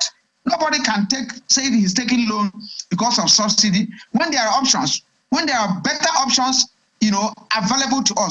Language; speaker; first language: English; non-native, local second language; Igbo